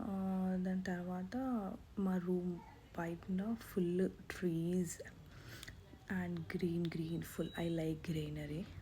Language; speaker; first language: Telugu; early bilingual, heritage; Telugu